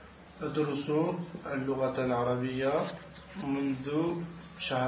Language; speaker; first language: Arabic; non-native, learner; French